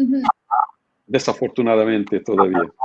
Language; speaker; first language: Spanish; non-native, fluent; Portuguese